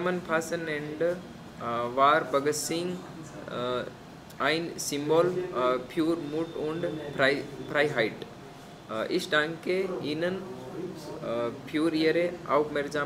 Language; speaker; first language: German; non-native, learner; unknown